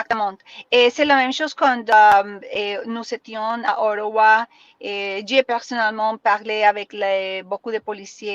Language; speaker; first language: French; non-native, learner; Spanish